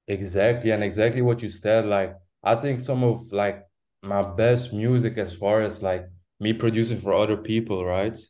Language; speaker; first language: English; non-native, fluent; French